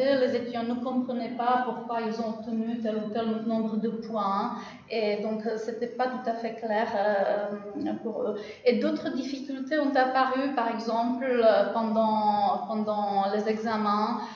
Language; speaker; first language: French; non-native, fluent; Czech